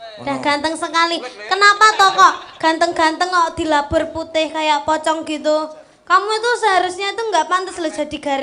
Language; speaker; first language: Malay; non-native, local second language; Javanese